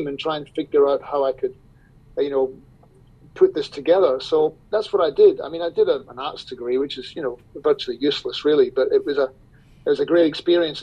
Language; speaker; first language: English; native; English